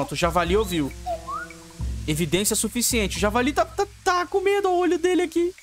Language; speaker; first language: Portuguese; native; Portuguese